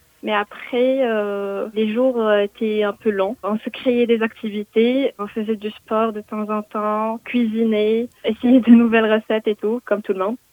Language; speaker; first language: French; non-native, local second language; Arabic